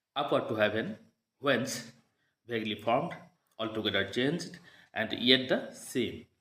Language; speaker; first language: English; non-native, local second language; Assamese